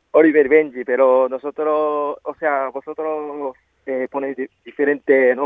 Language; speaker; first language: Spanish; non-native, learner; Japanese